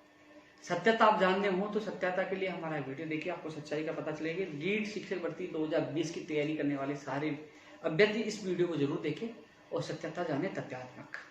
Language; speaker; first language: Hindi; native; Hindi